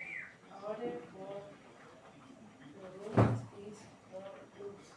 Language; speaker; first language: English; non-native, learner; Spanish